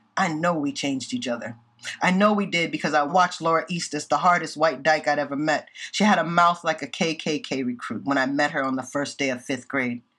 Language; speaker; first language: English; native; English